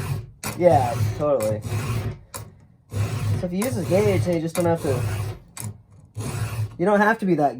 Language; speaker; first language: English; native; English